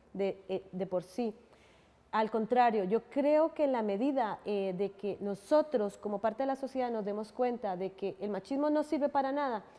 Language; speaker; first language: Spanish; native; Spanish